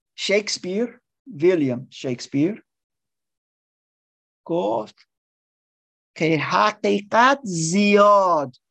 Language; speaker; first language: Persian; non-native, learner; English